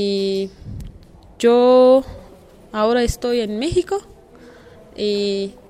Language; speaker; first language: Spanish; non-native, learner; Kurdish